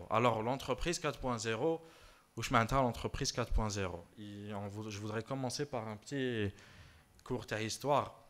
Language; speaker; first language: French; non-native, local second language; Arabic